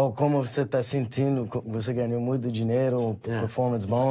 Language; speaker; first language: Portuguese; non-native, learner; English